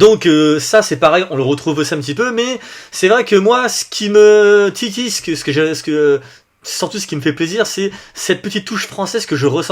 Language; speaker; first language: French; native; French